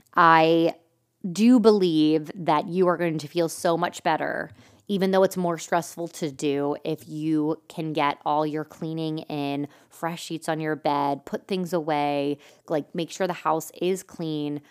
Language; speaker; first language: English; native; English